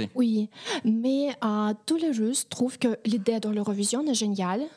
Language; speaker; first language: French; non-native, fluent; Russian